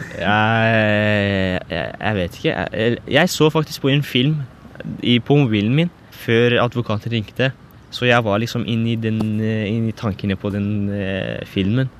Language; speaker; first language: Norwegian; early bilingual, other home language; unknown